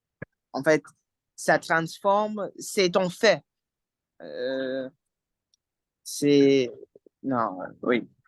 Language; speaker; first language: French; non-native, fluent; English